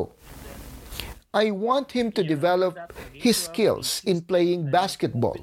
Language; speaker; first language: English; non-native, local second language; Filipino